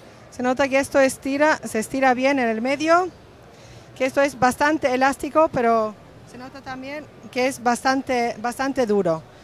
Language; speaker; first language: Spanish; native; Spanish